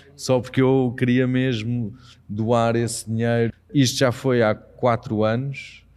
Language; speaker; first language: Portuguese; native; Portuguese